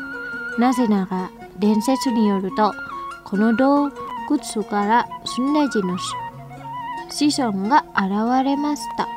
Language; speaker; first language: Japanese; non-native, fluent; Indonesian